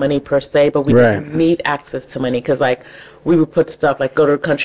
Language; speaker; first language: English; native; English